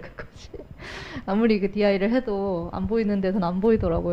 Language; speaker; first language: Korean; native; Korean